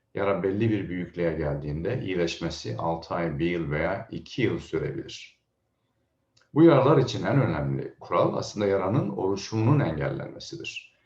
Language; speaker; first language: Turkish; native; Turkish